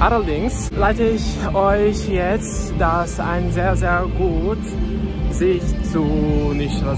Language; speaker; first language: German; non-native, learner; Serbian